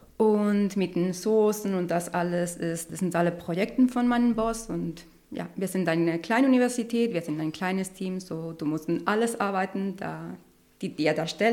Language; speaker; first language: German; non-native, learner; Spanish